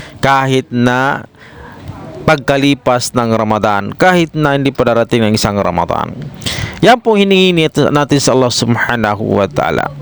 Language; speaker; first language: Filipino; non-native, local second language; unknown